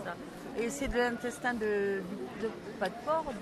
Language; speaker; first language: French; native; French